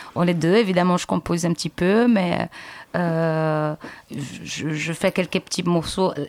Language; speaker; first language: French; non-native, fluent; Portuguese